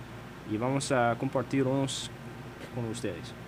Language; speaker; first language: Spanish; non-native, learner; English